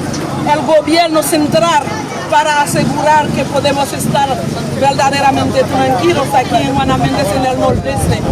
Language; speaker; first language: Spanish; non-native, local second language; Haitian Creole